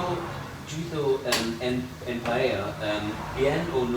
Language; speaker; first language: Spanish; non-native, learner; English